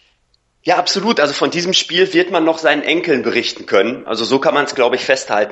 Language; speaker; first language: German; native; German